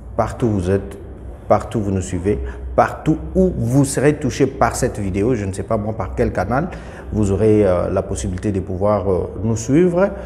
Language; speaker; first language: French; non-native, local second language; Lingala